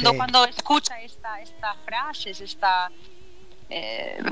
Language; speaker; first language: Spanish; non-native, learner; Italian